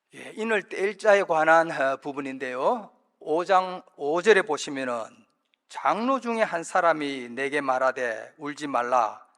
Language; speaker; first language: Korean; native; Korean